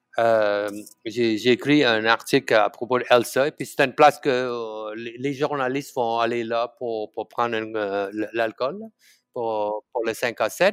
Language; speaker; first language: French; non-native, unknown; Tamil